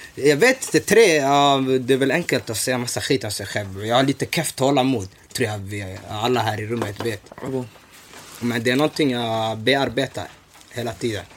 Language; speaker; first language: Swedish; early bilingual, other home language; Somali